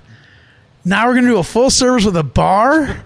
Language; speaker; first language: English; native; English